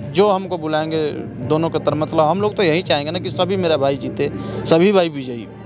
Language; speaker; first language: Hindi; native; Hindi